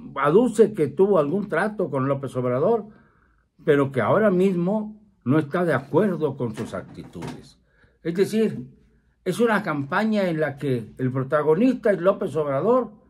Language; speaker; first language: Spanish; native; Spanish